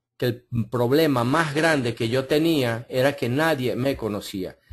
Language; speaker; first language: Spanish; early bilingual, heritage; Spanish